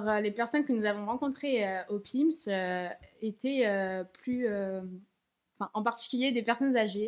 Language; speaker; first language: French; native; French